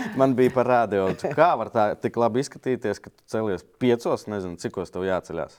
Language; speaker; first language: Latvian; non-native, local second language; Russian